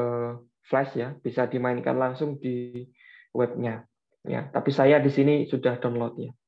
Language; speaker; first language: Indonesian; native; Indonesian